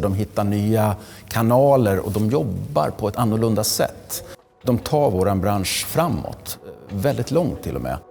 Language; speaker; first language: Swedish; native; Swedish